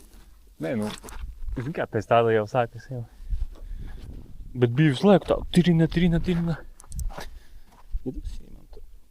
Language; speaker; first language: Latvian; native; Latvian